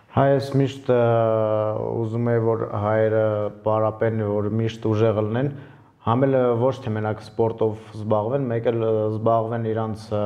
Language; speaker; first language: Armenian; early bilingual, heritage; Armenian